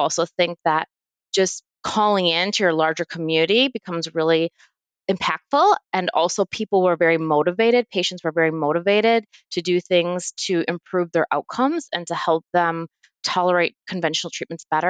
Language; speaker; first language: English; native; English